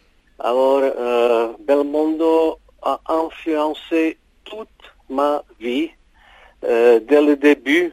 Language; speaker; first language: French; non-native, fluent; Czech